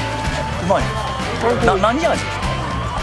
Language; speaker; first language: Japanese; native; Japanese